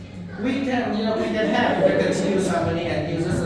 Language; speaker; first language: English; non-native, learner; Vietnamese